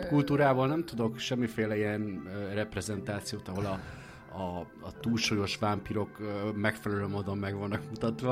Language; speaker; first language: Hungarian; native; Hungarian